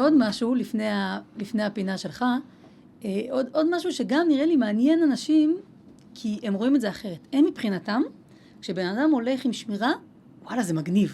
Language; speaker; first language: Hebrew; native; Hebrew